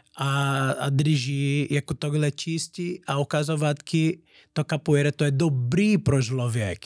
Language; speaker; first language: Czech; non-native, learner; Portuguese